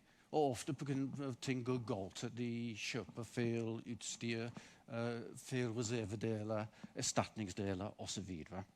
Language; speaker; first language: Norwegian; non-native, fluent; English